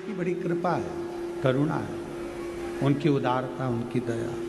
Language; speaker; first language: Hindi; native; Hindi